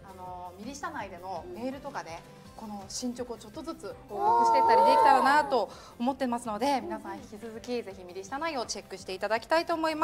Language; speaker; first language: Japanese; native; Japanese